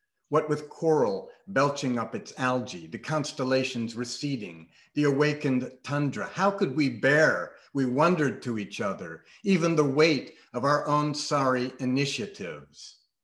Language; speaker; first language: English; native; English